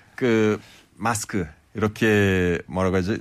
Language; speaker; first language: Korean; non-native, fluent; Portuguese